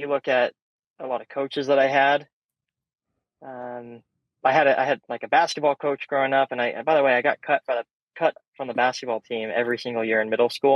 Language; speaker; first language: English; native; English